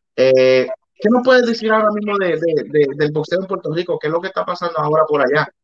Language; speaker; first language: Spanish; native; Spanish